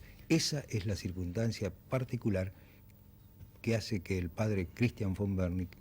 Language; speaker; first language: Spanish; native; Spanish